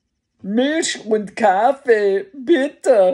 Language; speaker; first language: German; non-native, learner; English